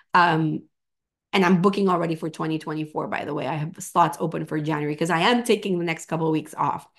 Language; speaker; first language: English; non-native, fluent; Spanish